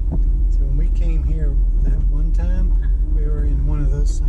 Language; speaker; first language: English; native; English